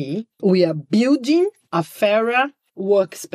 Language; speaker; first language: English; non-native, fluent; Portuguese